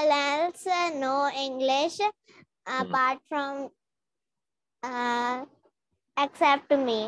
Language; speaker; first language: English; non-native, learner; Hindi